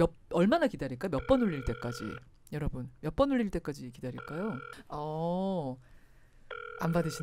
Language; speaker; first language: Korean; native; Korean